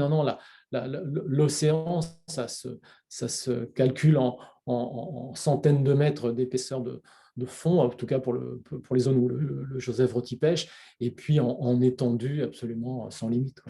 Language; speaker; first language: French; native; French